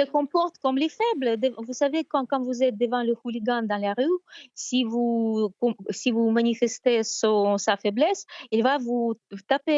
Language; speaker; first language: French; non-native, fluent; Ukrainian